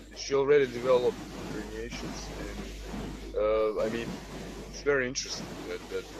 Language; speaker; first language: English; non-native, fluent; Croatian